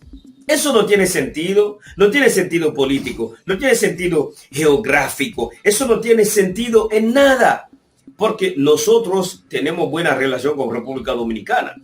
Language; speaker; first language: Spanish; non-native, fluent; Haitian Creole